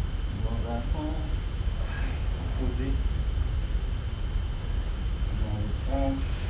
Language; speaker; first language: French; native; French